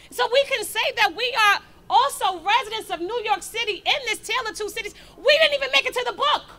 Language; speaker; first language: English; native; English